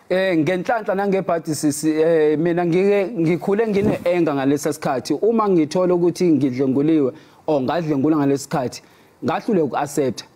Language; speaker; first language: Zulu; native; Zulu